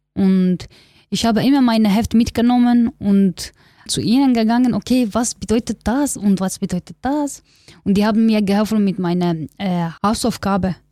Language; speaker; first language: German; non-native, learner; Kurdish